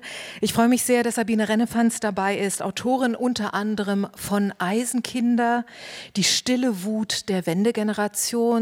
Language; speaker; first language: German; native; German